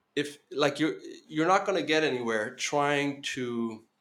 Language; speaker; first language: English; non-native, fluent; Norwegian